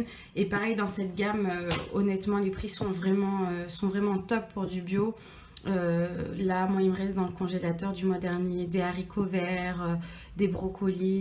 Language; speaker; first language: French; native; French